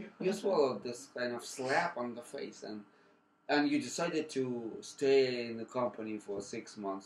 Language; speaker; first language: English; non-native, fluent; Russian